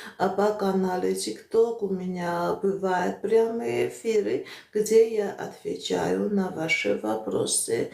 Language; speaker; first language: Russian; non-native, fluent; Armenian